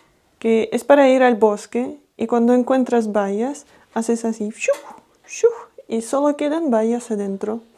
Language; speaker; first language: Spanish; non-native, fluent; Russian